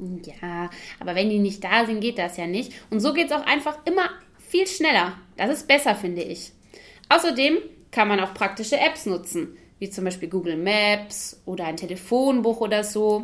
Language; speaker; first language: German; non-native, fluent; French